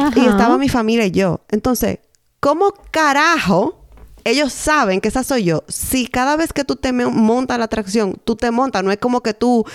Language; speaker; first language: Spanish; native; Spanish